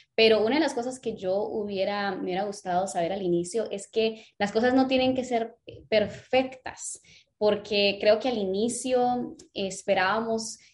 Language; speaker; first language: Spanish; early bilingual, other home language; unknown